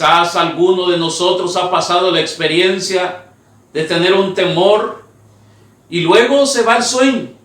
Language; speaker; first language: Spanish; native; Spanish